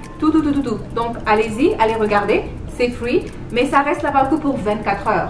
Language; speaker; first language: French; non-native, local second language; Wolof